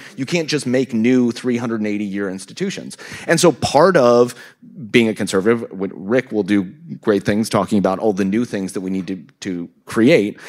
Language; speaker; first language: English; native; English